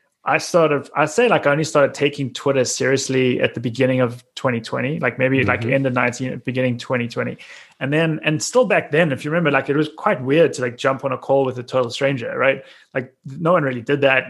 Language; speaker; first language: English; native; English